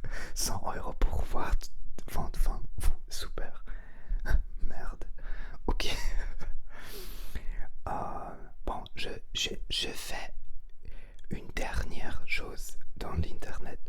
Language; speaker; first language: French; non-native, learner; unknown